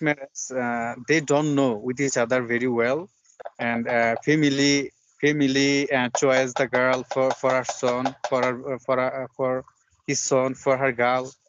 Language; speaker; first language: English; non-native, fluent; Bangla